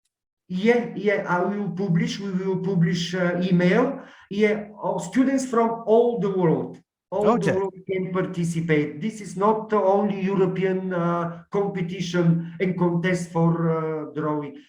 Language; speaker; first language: English; non-native, learner; Bulgarian